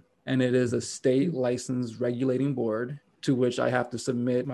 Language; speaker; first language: English; native; English